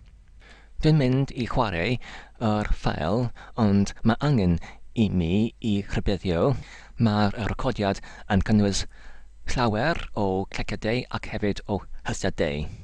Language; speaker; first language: Welsh; non-native, learner; English